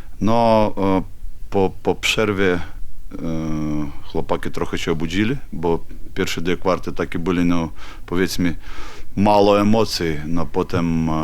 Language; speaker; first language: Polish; non-native, learner; Ukrainian